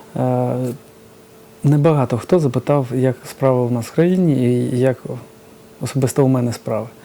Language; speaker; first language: Ukrainian; early bilingual, other home language; Georgian